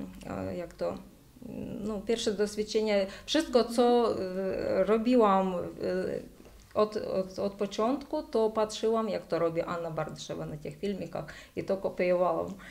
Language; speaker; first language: Polish; non-native, learner; Ukrainian